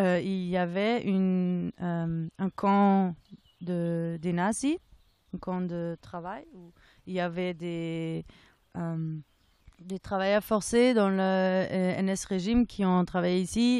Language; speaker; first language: French; non-native, fluent; German